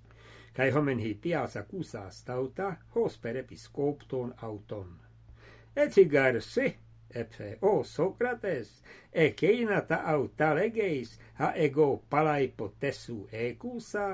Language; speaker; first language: Greek; non-native, fluent; English